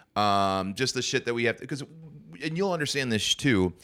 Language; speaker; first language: English; native; English